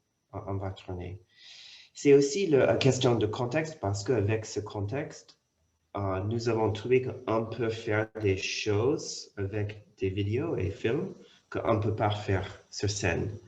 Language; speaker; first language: French; non-native, fluent; English